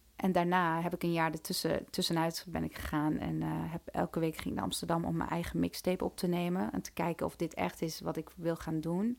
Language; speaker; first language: Dutch; early bilingual, other home language; Turkish